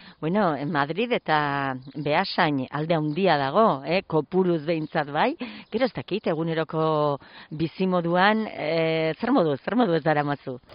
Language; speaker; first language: Basque; native; Basque